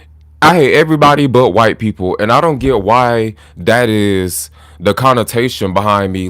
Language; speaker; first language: English; native; English